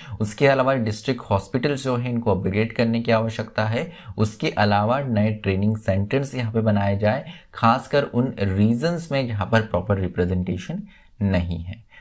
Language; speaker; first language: Hindi; native; Hindi